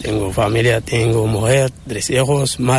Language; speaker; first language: Spanish; non-native, learner; Arabic